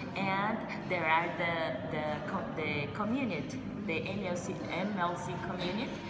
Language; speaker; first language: English; non-native, learner; Portuguese